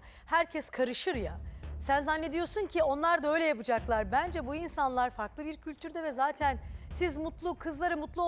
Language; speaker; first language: Turkish; native; Turkish